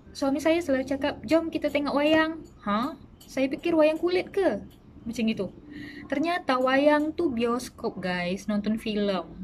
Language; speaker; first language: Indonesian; native; Indonesian